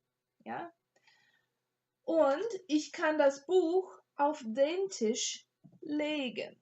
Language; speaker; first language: German; non-native, fluent; English